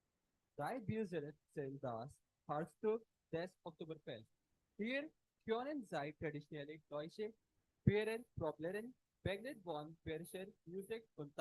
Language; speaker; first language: German; non-native, learner; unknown